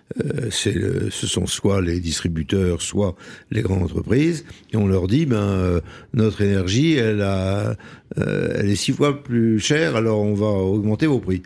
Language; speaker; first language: French; native; French